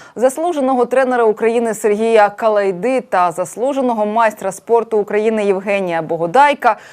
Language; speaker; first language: Ukrainian; native; Ukrainian